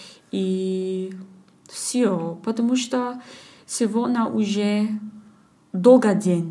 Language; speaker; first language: Russian; non-native, learner; English